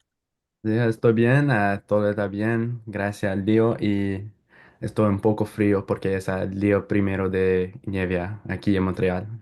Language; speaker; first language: Spanish; non-native, learner; English